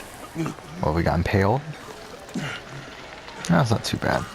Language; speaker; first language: English; native; English